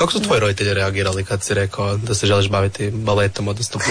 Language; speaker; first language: Serbian; native; Serbian